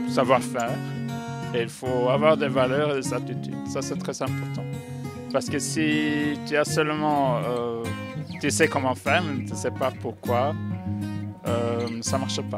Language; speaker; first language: French; non-native, fluent; Norwegian